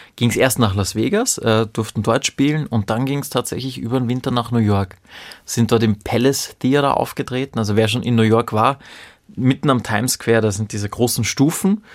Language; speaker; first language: German; native; German